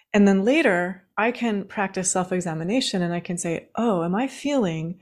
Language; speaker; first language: English; native; English